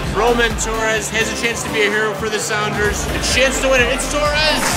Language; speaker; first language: English; native; English